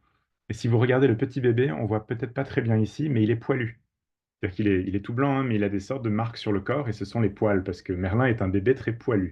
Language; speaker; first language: French; native; French